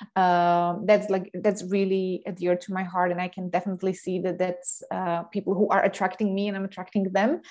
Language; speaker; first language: English; non-native, fluent; Slovak